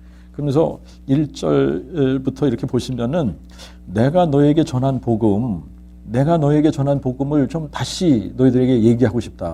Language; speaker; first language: Korean; native; Korean